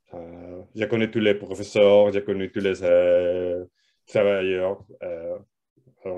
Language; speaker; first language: French; non-native, fluent; Spanish